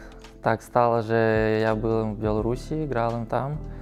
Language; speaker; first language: Polish; non-native, learner; Russian